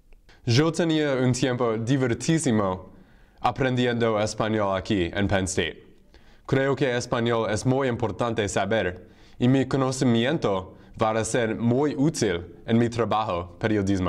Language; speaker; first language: Spanish; non-native, learner; English